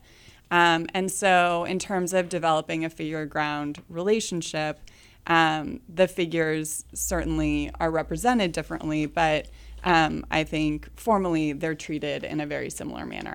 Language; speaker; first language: English; native; English